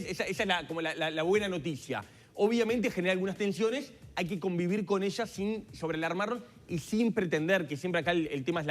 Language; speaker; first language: Spanish; native; Spanish